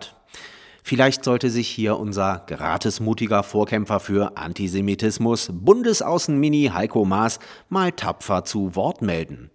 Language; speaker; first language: German; native; German